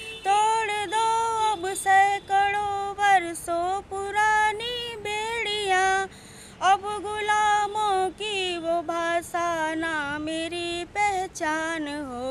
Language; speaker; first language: Hindi; native; Hindi